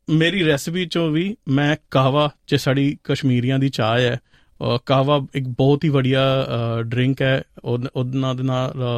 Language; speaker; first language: Punjabi; non-native, local second language; Hindi